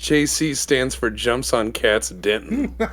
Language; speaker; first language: English; native; English